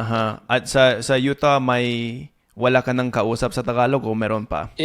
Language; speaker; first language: Filipino; non-native, fluent; English